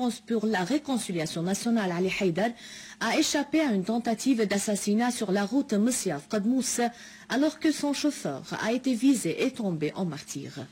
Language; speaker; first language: French; non-native, fluent; Arabic